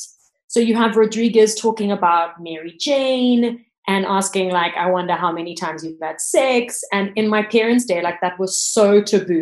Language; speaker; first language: English; native; English